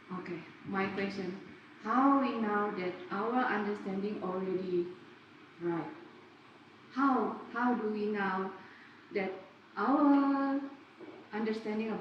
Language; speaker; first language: English; non-native, learner; Indonesian